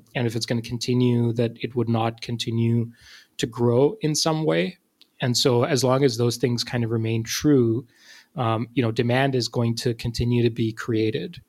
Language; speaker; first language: English; non-native, local second language; Urdu